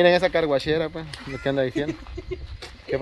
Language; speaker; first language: Spanish; native; Spanish